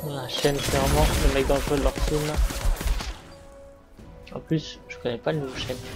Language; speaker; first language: French; native; French